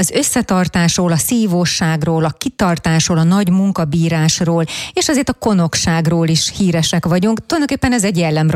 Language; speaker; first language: Hungarian; native; Hungarian